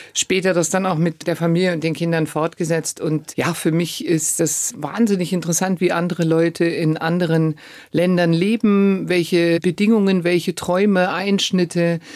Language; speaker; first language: German; native; German